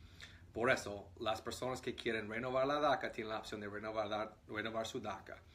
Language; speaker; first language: Spanish; non-native, fluent; English